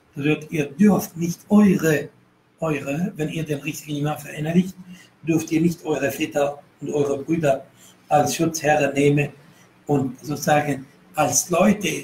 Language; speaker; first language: German; non-native, fluent; Arabic